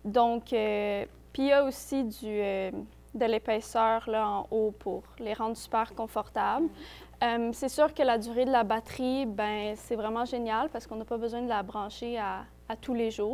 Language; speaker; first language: French; native; French